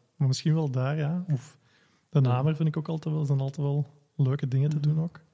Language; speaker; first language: Dutch; native; Dutch